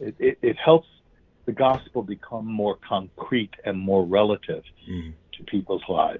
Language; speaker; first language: English; native; English